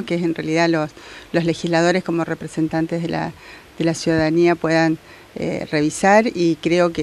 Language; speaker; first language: Spanish; native; Spanish